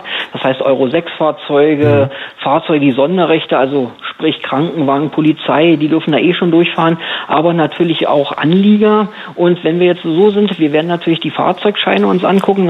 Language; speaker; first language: German; native; German